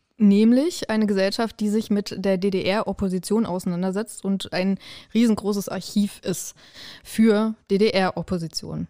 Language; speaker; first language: German; native; German